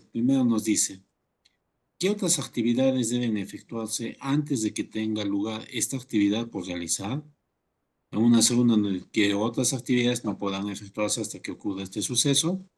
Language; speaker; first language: Spanish; native; Spanish